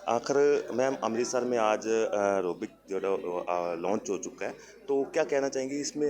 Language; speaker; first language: Hindi; non-native, local second language; Punjabi